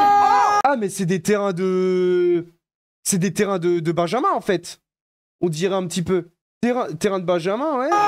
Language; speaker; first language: French; native; French